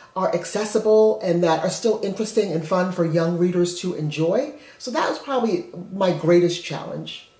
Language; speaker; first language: English; native; English